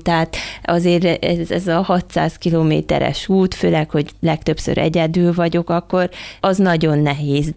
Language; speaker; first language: Hungarian; native; Hungarian